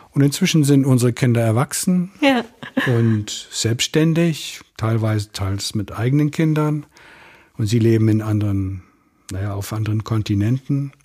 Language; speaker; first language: German; non-native, fluent; English